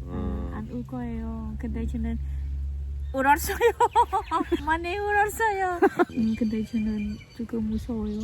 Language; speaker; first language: Korean; non-native, learner; Khmer